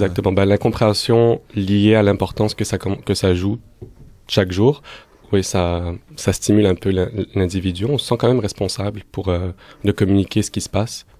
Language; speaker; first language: French; native; French